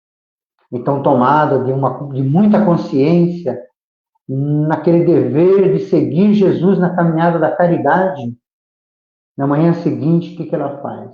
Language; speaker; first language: Portuguese; native; Portuguese